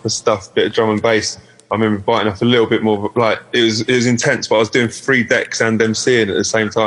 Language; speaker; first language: English; native; English